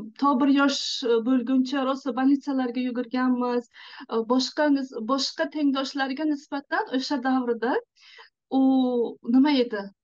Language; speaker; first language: Uzbek; non-native, local second language; Tajik